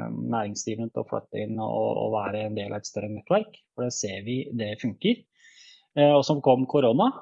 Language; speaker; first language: Norwegian; early bilingual, other home language; Bosnian